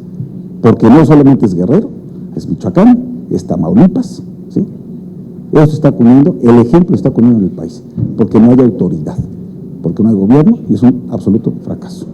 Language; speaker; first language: Spanish; native; Spanish